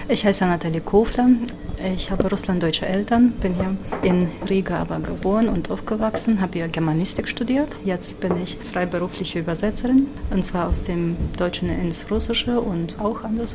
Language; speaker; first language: German; non-native, fluent; Russian